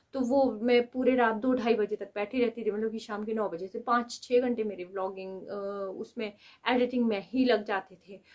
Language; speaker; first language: Hindi; native; Hindi